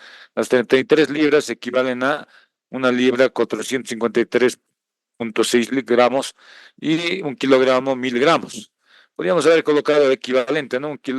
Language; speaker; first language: Spanish; native; Spanish